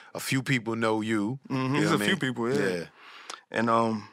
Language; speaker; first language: English; native; English